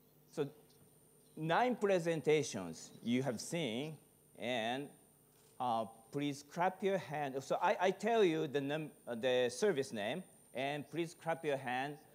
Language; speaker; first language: English; non-native, fluent; Japanese